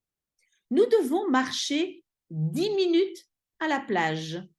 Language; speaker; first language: French; non-native, fluent; Dutch